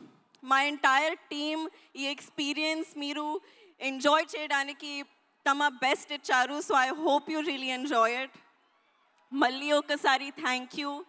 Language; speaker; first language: Telugu; non-native, learner; Hindi